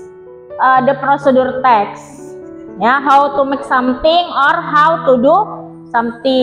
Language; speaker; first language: English; non-native, learner; Indonesian